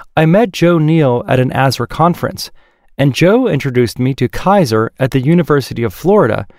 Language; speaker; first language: English; native; English